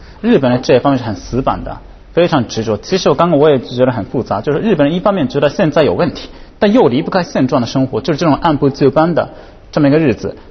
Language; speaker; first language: Chinese; non-native, fluent; Japanese